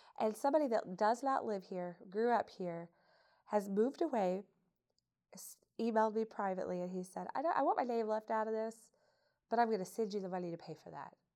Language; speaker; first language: English; native; English